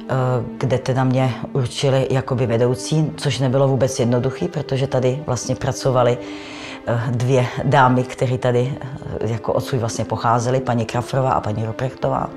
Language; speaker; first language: Czech; native; Czech